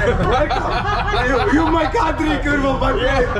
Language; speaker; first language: English; non-native, learner; Polish